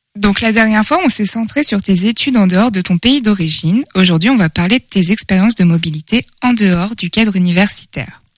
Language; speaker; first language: French; native; French